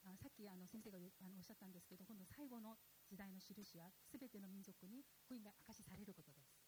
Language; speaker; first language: Japanese; non-native, fluent; Korean